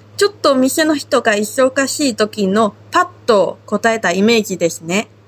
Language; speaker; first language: Japanese; non-native, fluent; Chinese